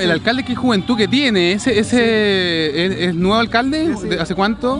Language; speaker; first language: Spanish; native; Spanish